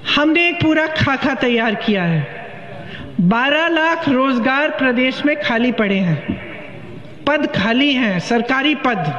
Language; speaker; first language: Hindi; native; Hindi